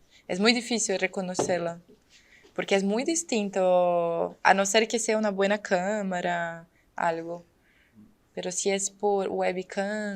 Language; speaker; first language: Spanish; non-native, fluent; Portuguese